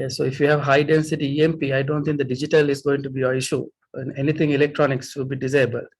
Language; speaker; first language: English; non-native, local second language; Sinhala